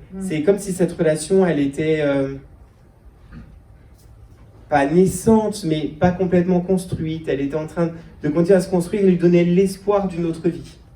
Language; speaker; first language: French; native; French